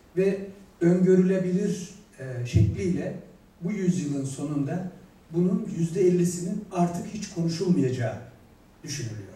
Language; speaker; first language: Turkish; native; Turkish